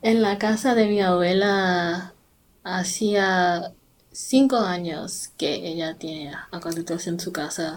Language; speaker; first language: Spanish; non-native, learner; English